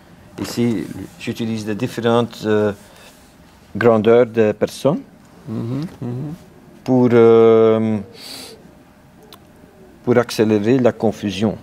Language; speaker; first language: French; non-native, local second language; Dutch